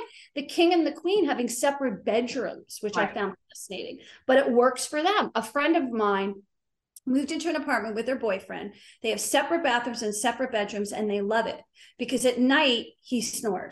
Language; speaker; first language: English; native; English